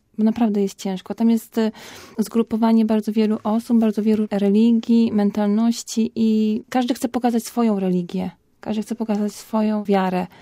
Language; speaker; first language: Polish; native; Polish